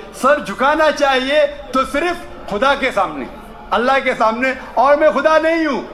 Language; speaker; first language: Hindi; non-native, local second language; Konkani